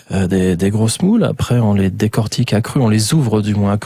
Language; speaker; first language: French; native; French